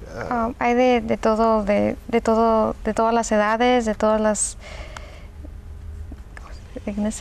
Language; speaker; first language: Spanish; early bilingual, heritage; Spanish